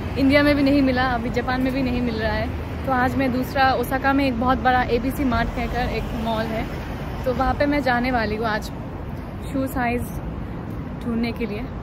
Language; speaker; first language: Hindi; non-native, local second language; Bangla